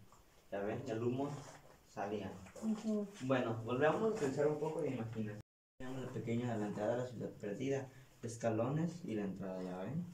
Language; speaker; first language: Spanish; native; Spanish